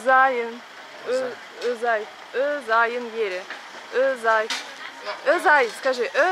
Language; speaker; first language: Russian; native; Russian